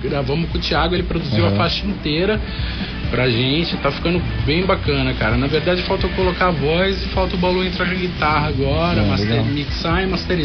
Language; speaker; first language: Portuguese; native; Portuguese